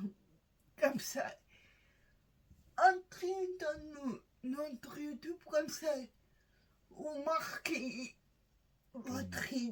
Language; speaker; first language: French; non-native, learner; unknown